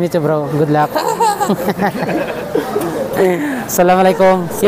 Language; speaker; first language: English; non-native, learner; Filipino